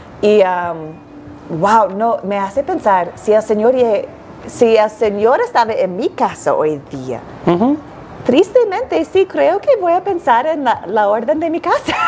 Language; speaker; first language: Spanish; non-native, fluent; English